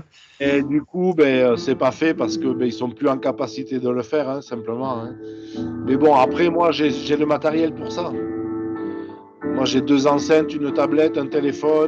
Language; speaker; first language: French; native; French